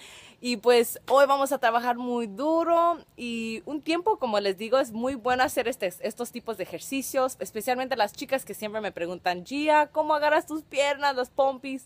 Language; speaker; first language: Spanish; early bilingual, other home language; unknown